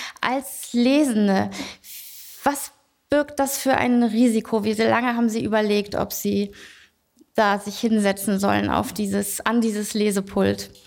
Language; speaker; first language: German; native; German